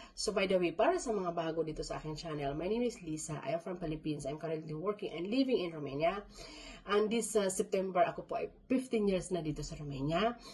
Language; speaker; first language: Filipino; non-native, local second language; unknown